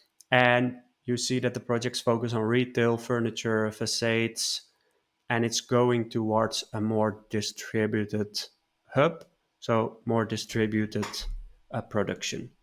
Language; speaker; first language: English; non-native, fluent; Dutch